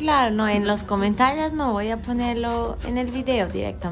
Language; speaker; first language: Spanish; non-native, fluent; Turkish